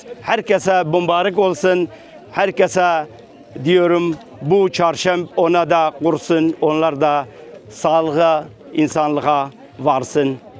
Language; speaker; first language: Turkish; non-native, local second language; Kurdish